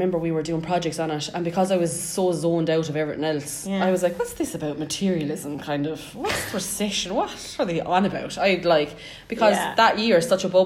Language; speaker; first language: English; native; English